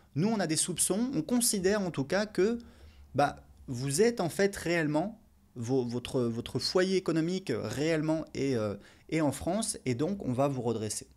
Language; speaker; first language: French; native; French